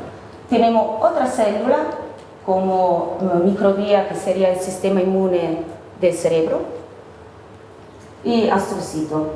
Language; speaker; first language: Spanish; non-native, fluent; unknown